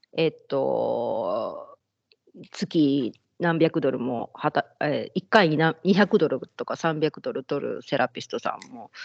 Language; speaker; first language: Japanese; native; Japanese